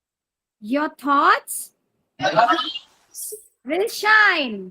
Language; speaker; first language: English; non-native, fluent; Hindi